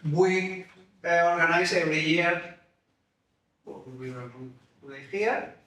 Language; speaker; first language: English; non-native, fluent; Spanish